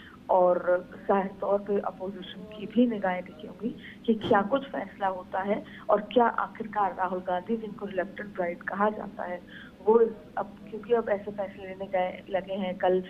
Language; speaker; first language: Hindi; native; Hindi